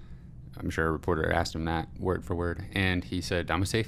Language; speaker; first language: English; native; English